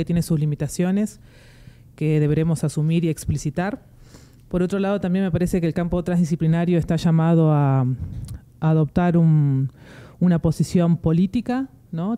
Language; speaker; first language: Spanish; native; Spanish